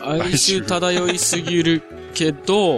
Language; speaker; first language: Japanese; native; Japanese